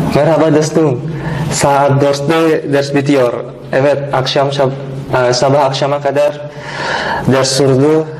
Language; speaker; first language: Turkish; non-native, learner; Indonesian